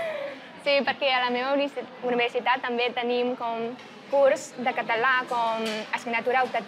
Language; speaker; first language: Catalan; non-native, learner; Chinese